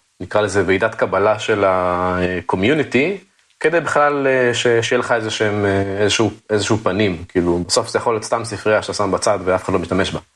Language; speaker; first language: Hebrew; native; Hebrew